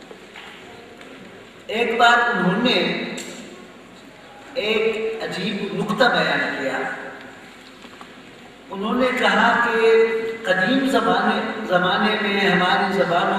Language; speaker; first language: Urdu; non-native, local second language; Khowar